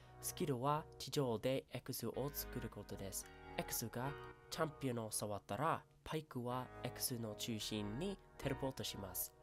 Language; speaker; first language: Japanese; non-native, learner; English